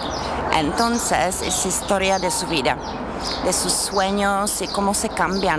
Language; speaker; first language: Spanish; non-native, learner; Czech